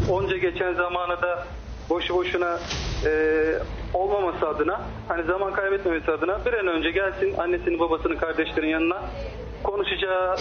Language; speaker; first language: Turkish; native; Turkish